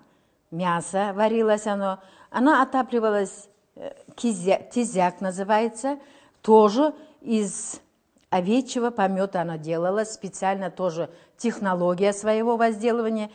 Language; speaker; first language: Russian; non-native, local second language; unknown